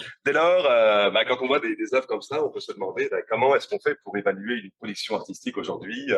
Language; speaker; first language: French; native; French